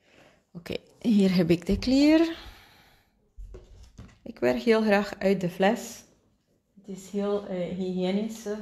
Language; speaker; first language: Dutch; non-native, fluent; Spanish